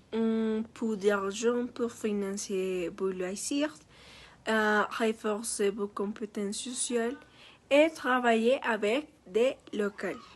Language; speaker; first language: French; non-native, learner; Spanish